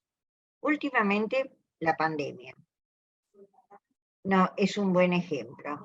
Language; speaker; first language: Spanish; native; Spanish